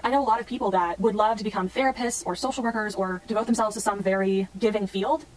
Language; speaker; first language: English; native; English